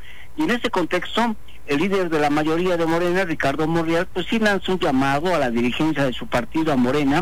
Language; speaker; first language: Spanish; native; Spanish